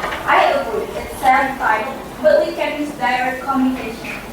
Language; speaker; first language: English; non-native, learner; Indonesian